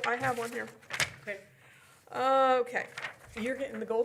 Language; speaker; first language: English; native; English